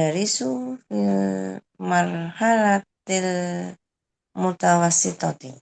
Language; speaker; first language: Arabic; non-native, learner; Indonesian